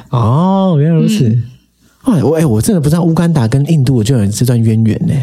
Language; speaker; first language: Chinese; native; Chinese